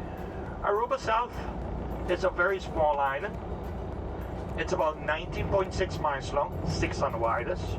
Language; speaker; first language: English; non-native, fluent; Papiamento